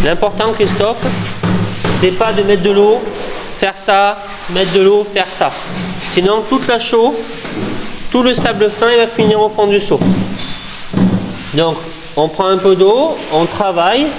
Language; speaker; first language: French; native; French